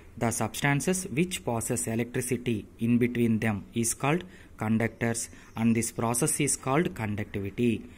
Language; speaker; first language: English; non-native, local second language; Telugu